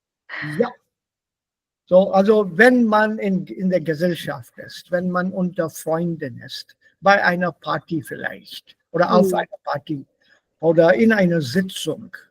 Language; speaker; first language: German; non-native, fluent; Hindi